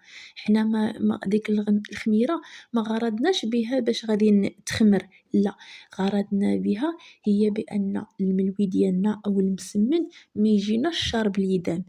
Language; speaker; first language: Arabic; native; Arabic